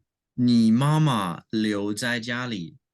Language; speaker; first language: Chinese; non-native, learner; English